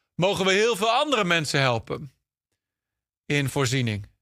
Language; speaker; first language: Dutch; non-native, fluent; English